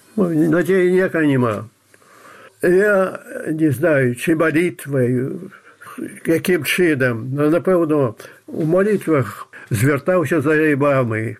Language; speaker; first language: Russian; non-native, local second language; Belarusian